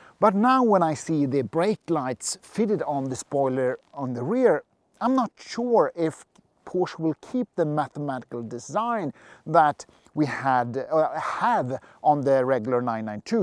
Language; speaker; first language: English; non-native, fluent; Swedish